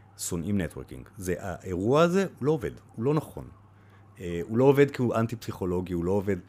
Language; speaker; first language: Hebrew; native; Hebrew